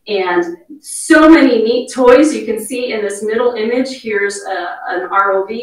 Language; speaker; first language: English; native; English